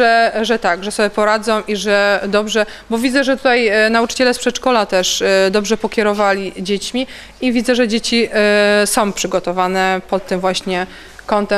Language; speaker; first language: Polish; native; Polish